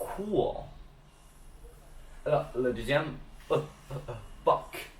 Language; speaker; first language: French; non-native, learner; English